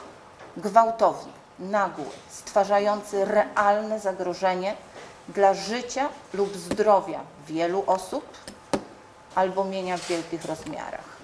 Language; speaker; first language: Polish; native; Polish